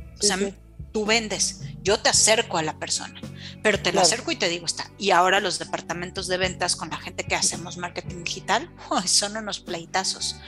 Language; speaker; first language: Spanish; native; Spanish